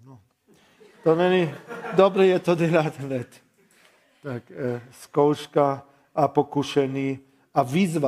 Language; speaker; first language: Czech; non-native, fluent; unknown